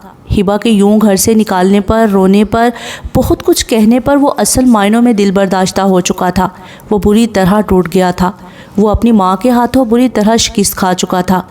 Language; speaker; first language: Urdu; native; Urdu